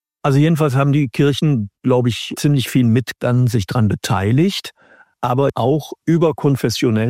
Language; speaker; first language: German; native; German